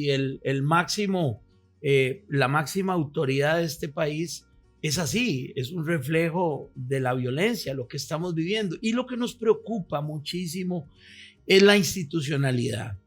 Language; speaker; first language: Spanish; native; Spanish